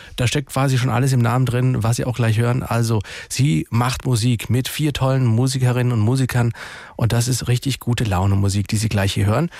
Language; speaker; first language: German; native; German